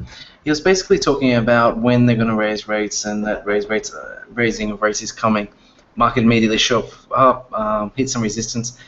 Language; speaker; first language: English; native; English